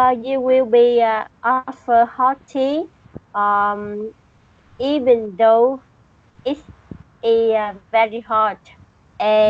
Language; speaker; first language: English; non-native, learner; Vietnamese